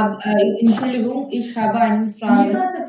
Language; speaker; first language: German; non-native, learner; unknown